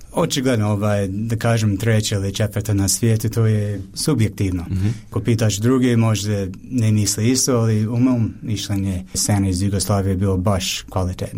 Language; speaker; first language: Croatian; non-native, fluent; English